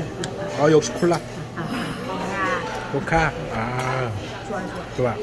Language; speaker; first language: Korean; native; Korean